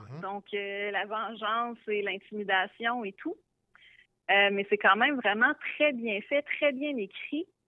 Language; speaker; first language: French; native; French